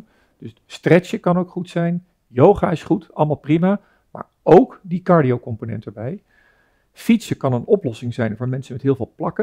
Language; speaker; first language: Dutch; native; Dutch